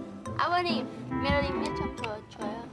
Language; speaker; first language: Korean; non-native, learner; Vietnamese